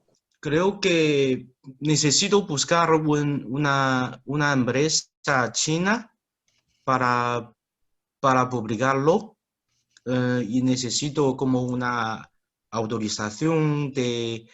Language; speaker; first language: Spanish; non-native, fluent; Chinese